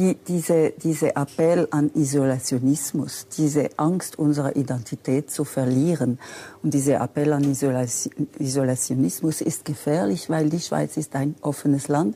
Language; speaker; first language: German; non-native, local second language; French